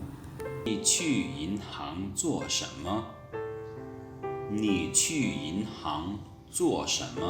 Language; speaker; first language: Chinese; non-native, fluent; Lao